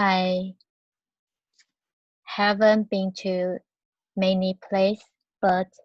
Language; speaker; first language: English; non-native, learner; Chinese